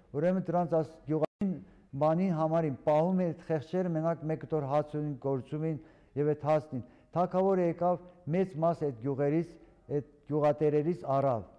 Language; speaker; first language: Armenian; early bilingual, heritage; Armenian